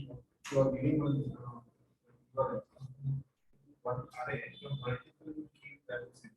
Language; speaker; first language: English; non-native, local second language; Telugu